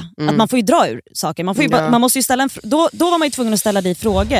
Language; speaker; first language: Swedish; native; Swedish